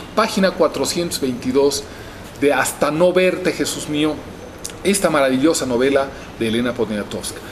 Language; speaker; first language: Spanish; native; Spanish